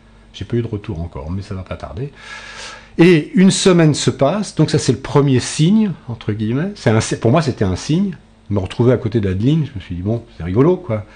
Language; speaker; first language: French; native; French